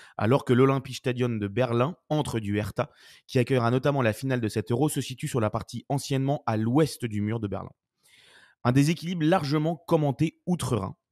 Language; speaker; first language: French; native; French